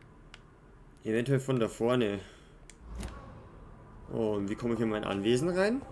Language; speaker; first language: German; native; German